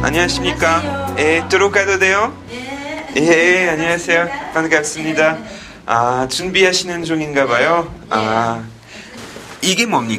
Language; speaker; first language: Korean; non-native, learner; French